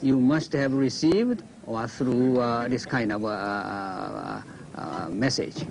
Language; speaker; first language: English; non-native, fluent; Korean